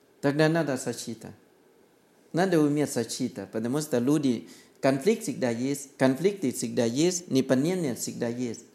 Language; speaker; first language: Russian; non-native, learner; Thai